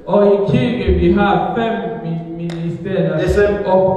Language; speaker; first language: Danish; non-native, fluent; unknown